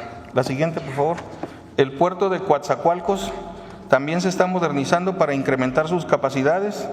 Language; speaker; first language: Spanish; native; Spanish